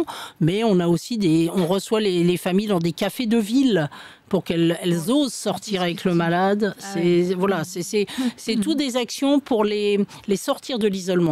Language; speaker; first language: French; native; French